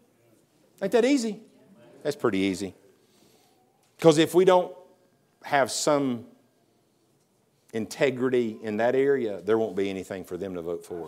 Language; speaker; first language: English; native; English